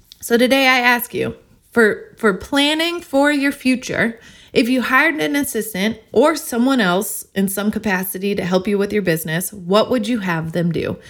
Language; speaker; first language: English; native; English